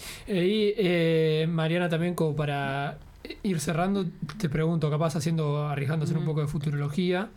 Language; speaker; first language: Spanish; native; Spanish